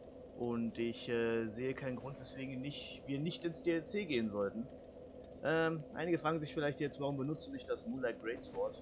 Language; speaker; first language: German; native; German